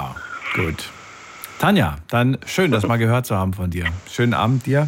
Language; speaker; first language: German; native; German